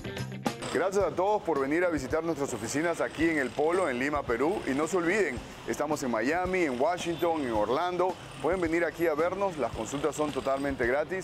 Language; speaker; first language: Spanish; native; Spanish